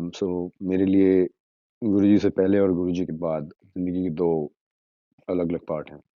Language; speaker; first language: Hindi; native; Hindi